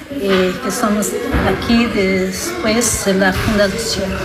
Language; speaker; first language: Spanish; non-native, learner; Italian